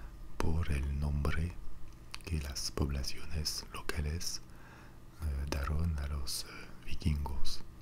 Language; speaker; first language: Spanish; non-native, fluent; French